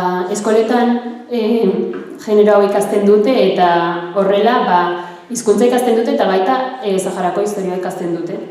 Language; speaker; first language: Basque; early bilingual, other home language; Arabic